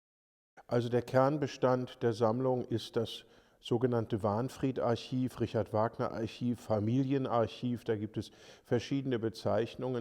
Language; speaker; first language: German; native; German